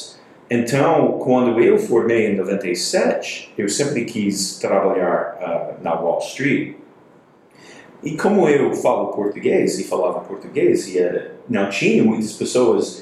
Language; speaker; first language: Portuguese; non-native, fluent; English